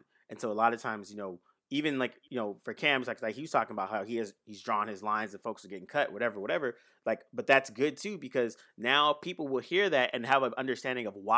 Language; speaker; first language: English; native; English